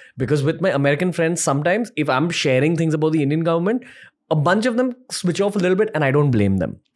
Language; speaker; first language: English; non-native, local second language; Hindi